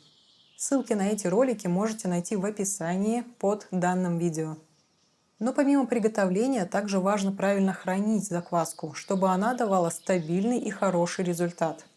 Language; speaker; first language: Russian; native; Russian